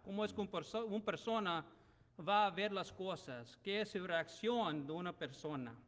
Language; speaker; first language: Spanish; non-native, learner; English